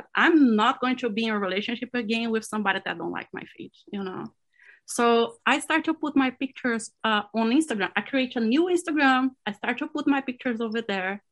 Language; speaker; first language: English; non-native, fluent; Portuguese